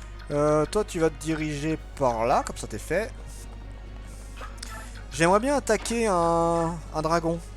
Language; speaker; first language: French; native; French